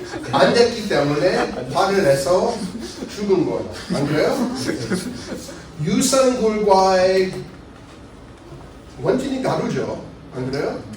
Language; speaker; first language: Korean; non-native, fluent; English